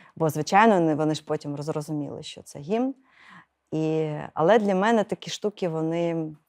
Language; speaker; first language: Ukrainian; non-native, local second language; Russian